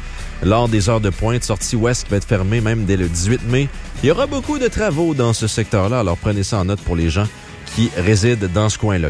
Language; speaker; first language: French; native; French